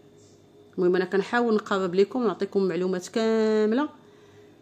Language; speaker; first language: Arabic; native; Arabic